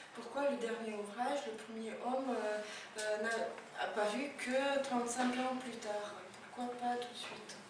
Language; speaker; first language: French; non-native, fluent; Lithuanian